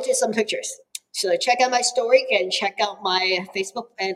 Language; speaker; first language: English; early bilingual, other home language; Cantonese